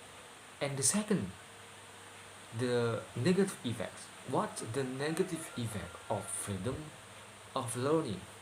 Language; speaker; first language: English; non-native, learner; Indonesian